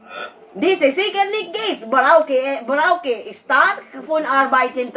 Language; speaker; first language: German; non-native, learner; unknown